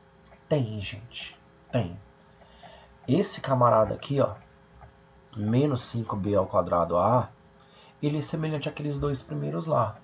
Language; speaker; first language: Portuguese; native; Portuguese